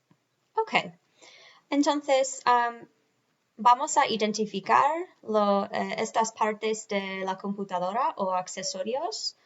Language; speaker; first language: Spanish; non-native, fluent; English